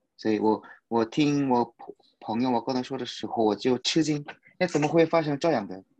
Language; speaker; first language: Chinese; non-native, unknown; Korean